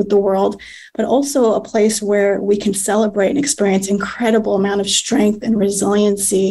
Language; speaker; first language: English; native; English